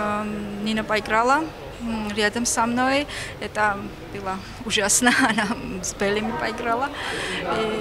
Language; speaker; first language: Russian; non-native, learner; Georgian